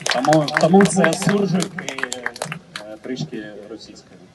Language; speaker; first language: Ukrainian; non-native, learner; Russian